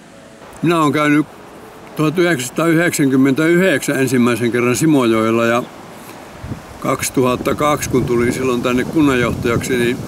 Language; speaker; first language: Finnish; native; Finnish